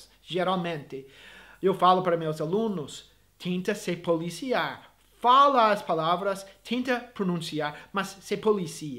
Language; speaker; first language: Portuguese; non-native, fluent; English